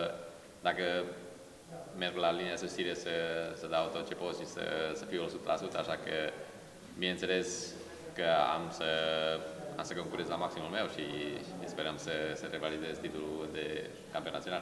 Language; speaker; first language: Romanian; early bilingual, heritage; Romanian